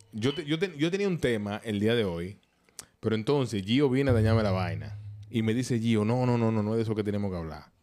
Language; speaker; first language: Spanish; native; Spanish